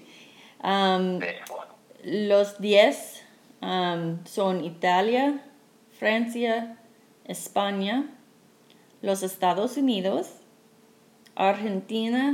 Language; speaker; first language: Spanish; non-native, learner; English